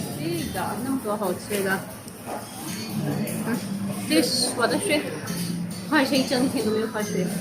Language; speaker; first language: Chinese; non-native, learner; Urdu